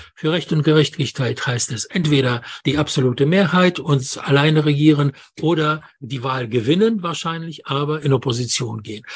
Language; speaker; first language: German; non-native, fluent; Polish